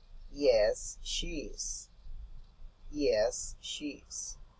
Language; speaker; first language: English; non-native, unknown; Portuguese